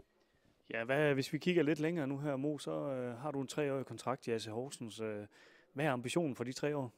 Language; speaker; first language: Danish; native; Danish